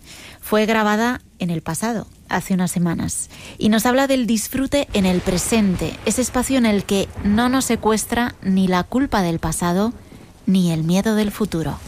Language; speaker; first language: Spanish; native; Spanish